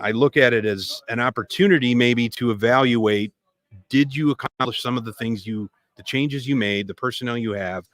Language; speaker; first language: English; native; English